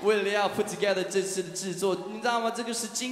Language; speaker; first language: Chinese; early bilingual, heritage; English